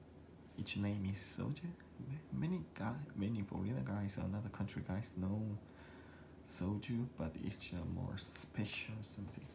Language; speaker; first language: English; non-native, learner; Korean